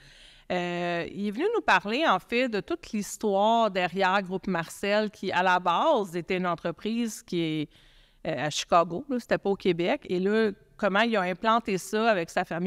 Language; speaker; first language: French; native; French